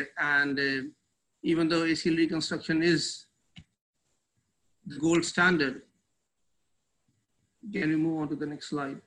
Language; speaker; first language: English; non-native, local second language; Urdu